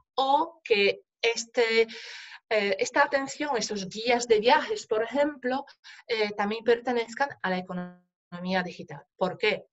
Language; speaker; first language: Spanish; non-native, fluent; Polish